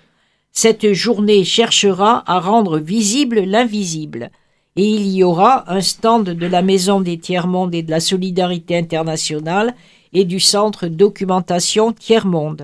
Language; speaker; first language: French; native; French